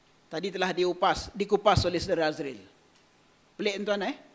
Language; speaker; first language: Malay; native; Malay